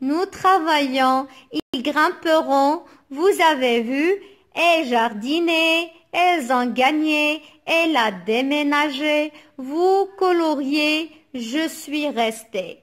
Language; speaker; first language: French; non-native, local second language; Arabic